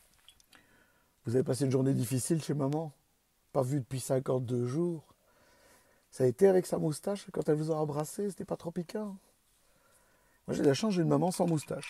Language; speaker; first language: French; native; French